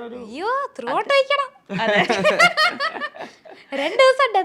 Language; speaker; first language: Malayalam; non-native, local second language; Tamil